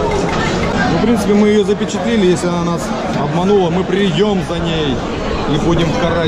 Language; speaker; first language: Russian; native; Russian